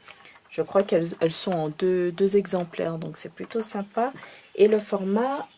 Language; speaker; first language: French; native; French